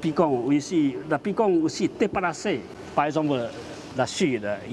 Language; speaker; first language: French; non-native, learner; Chinese